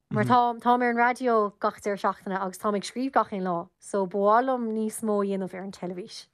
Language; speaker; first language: Irish; non-native, local second language; English